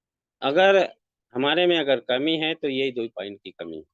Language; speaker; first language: Hindi; native; Hindi